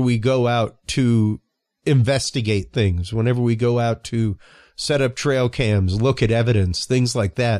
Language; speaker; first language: English; native; English